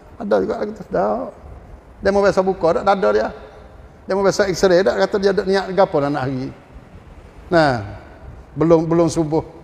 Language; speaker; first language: Malay; native; Malay